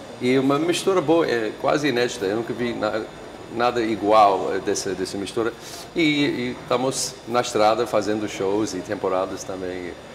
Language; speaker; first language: Portuguese; non-native, fluent; English